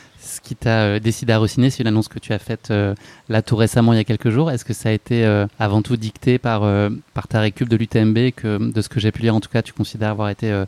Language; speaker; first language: French; native; French